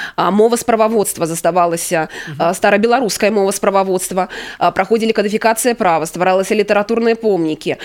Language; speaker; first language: Belarusian; native; Belarusian